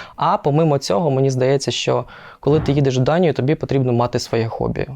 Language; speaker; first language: Ukrainian; non-native, local second language; Russian